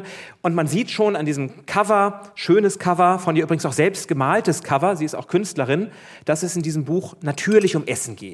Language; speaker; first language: German; native; German